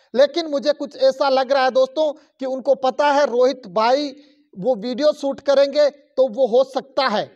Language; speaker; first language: Hindi; native; Hindi